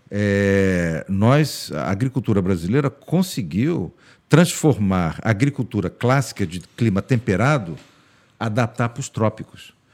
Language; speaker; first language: Portuguese; early bilingual, heritage; Portuguese